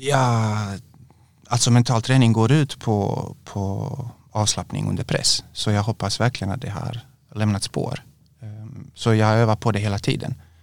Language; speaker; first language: Swedish; non-native, fluent; Bosnian